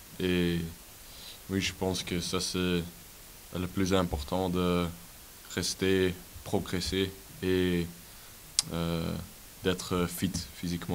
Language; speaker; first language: French; non-native, local second language; Dutch